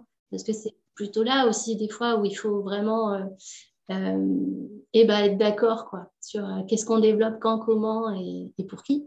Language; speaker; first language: French; native; French